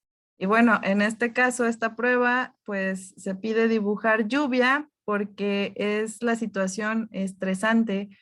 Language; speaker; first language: Spanish; native; Spanish